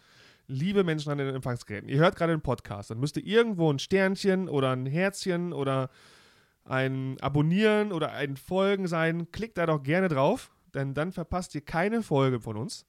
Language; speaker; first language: German; native; German